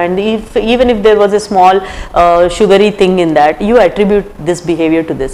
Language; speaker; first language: English; non-native, local second language; Telugu